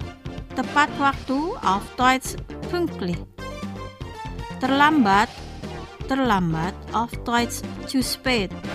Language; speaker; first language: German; non-native, fluent; Indonesian